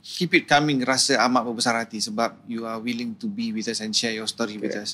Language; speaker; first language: English; non-native, local second language; Malay